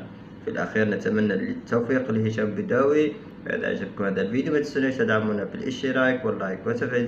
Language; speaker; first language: Arabic; native; Arabic